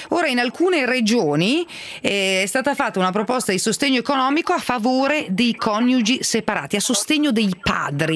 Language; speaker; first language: Italian; native; Italian